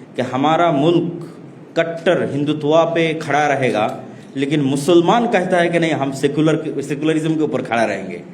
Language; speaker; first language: Urdu; non-native, fluent; Bangla